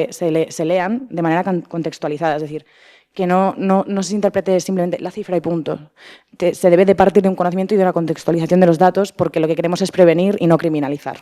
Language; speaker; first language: Spanish; native; Spanish